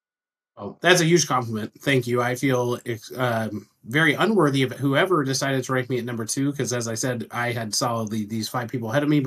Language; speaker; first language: English; native; English